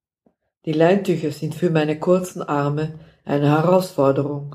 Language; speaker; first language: German; non-native, fluent; Dutch